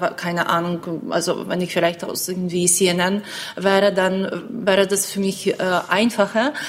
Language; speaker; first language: German; non-native, fluent; Ukrainian